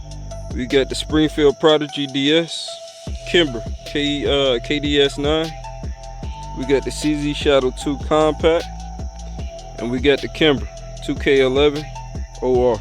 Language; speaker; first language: English; native; English